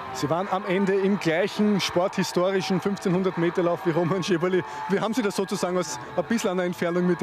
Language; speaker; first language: German; native; German